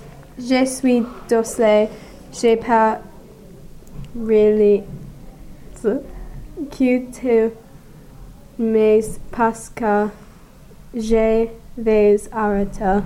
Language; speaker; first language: French; non-native, learner; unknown